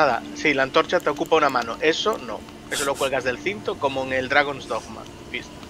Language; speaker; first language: Spanish; native; Spanish